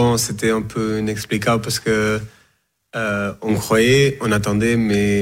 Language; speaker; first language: French; non-native, fluent; Portuguese